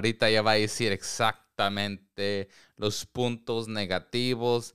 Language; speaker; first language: Spanish; early bilingual, heritage; Spanish